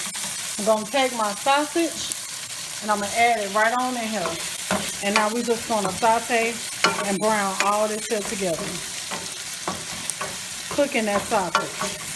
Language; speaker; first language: English; native; English